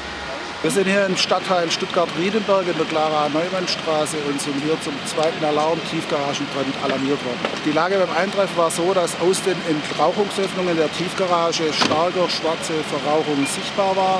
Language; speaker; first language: German; native; German